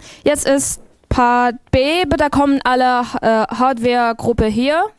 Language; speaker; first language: German; non-native, learner; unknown